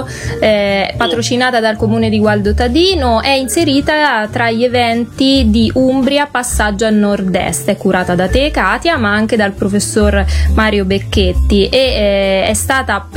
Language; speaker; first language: Italian; native; Italian